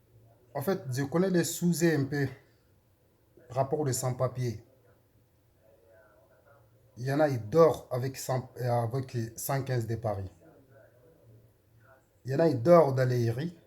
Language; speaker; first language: French; non-native, learner; Soninke